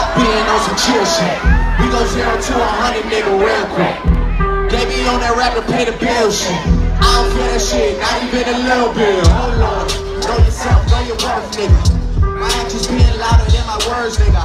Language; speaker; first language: English; native; English